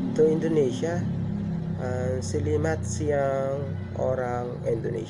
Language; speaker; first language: Indonesian; non-native, learner; Filipino